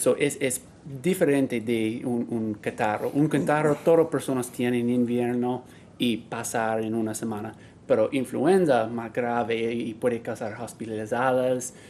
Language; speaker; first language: Spanish; non-native, learner; English